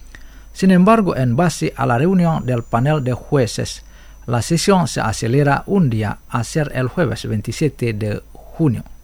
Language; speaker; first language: Spanish; non-native, fluent; Indonesian